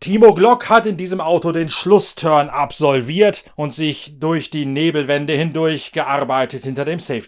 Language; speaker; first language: German; native; German